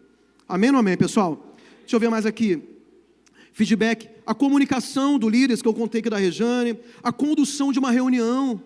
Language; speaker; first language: Portuguese; native; Portuguese